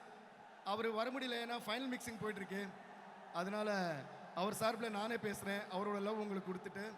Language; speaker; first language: Tamil; non-native, local second language; Telugu